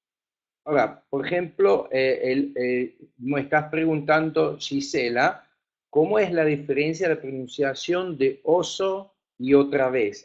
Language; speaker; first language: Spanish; non-native, fluent; Afrikaans